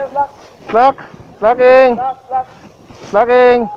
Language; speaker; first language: Russian; non-native, learner; Filipino